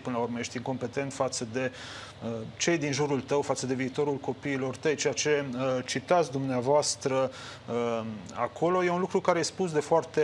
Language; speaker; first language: Romanian; native; Romanian